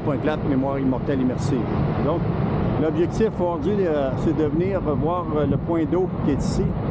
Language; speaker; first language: French; native; French